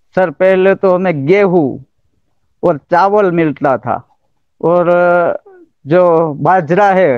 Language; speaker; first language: Hindi; non-native, local second language; Gujarati